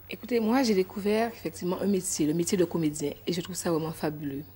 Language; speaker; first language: French; native; French